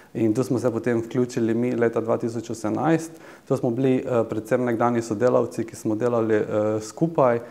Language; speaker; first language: Slovenian; native; Slovenian